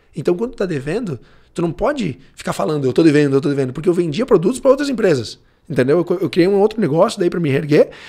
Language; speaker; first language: Portuguese; early bilingual, other home language; Italian